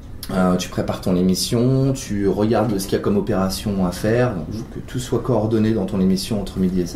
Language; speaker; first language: French; native; French